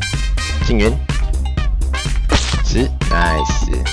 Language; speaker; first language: Chinese; native; Chinese